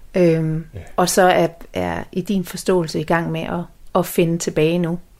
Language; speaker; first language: Danish; native; Danish